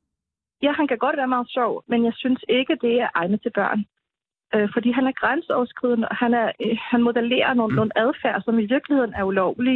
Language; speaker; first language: Danish; native; Danish